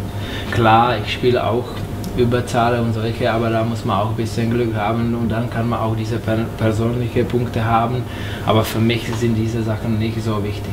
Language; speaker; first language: German; non-native, fluent; Czech